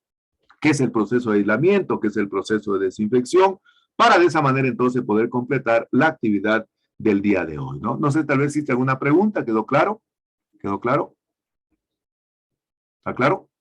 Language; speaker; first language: Spanish; native; Spanish